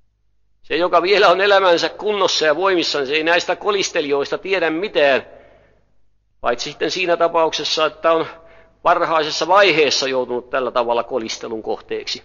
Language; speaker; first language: Finnish; native; Finnish